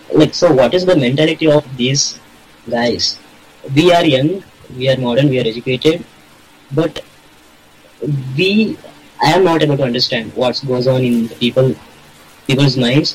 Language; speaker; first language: English; non-native, local second language; Kannada